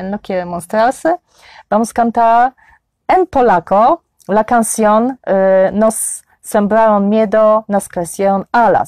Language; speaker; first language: Spanish; non-native, learner; Polish